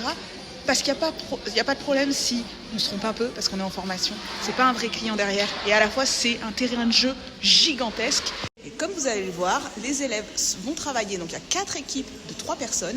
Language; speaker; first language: French; native; French